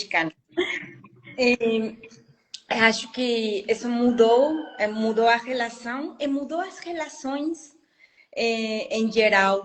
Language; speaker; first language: Portuguese; non-native, fluent; Spanish